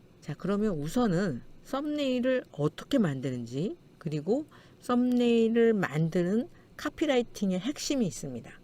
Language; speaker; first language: Korean; native; Korean